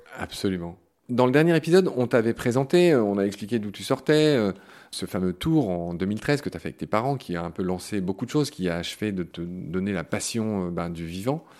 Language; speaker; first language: French; native; French